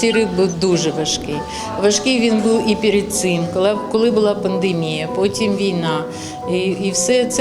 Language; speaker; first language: Ukrainian; non-native, local second language; Russian